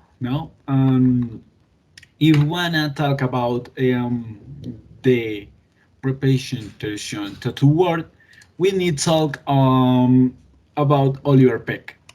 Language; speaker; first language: English; non-native, learner; Spanish